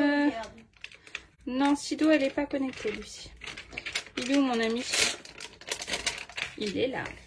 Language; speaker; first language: French; native; French